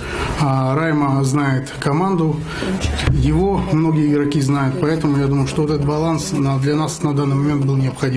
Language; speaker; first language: Russian; native; Russian